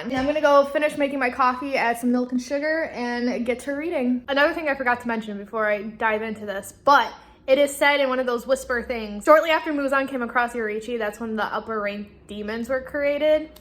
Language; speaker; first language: English; native; English